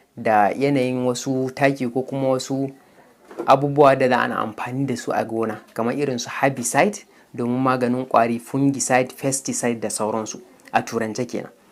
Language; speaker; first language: Hausa; native; Hausa